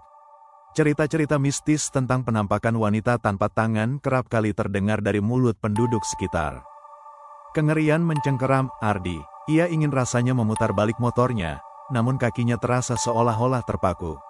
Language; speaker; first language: Indonesian; native; Indonesian